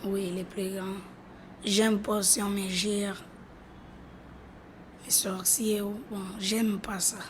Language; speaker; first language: French; non-native, learner; Lingala